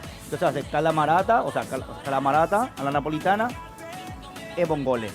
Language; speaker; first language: Spanish; native; Spanish